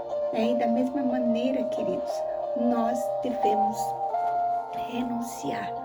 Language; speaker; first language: Portuguese; native; Portuguese